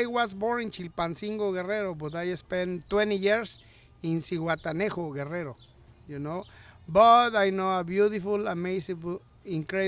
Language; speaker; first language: English; non-native, learner; Spanish